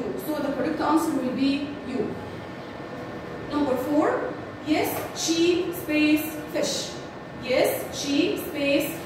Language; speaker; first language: English; non-native, learner; Arabic